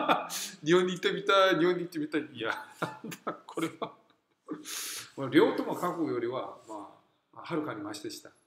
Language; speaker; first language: Japanese; non-native, fluent; Korean